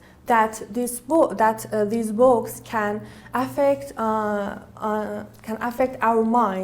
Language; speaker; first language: English; non-native, learner; Persian